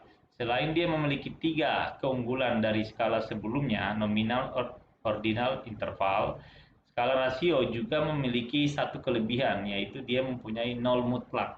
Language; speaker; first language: Indonesian; native; Indonesian